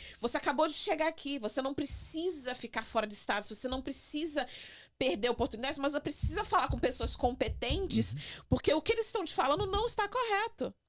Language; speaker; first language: Portuguese; native; Portuguese